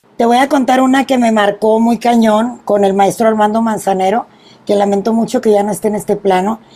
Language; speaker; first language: Spanish; native; Spanish